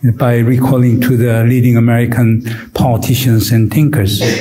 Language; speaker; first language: English; non-native, fluent; Korean